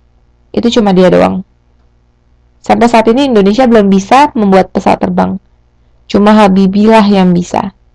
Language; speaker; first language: Indonesian; native; Indonesian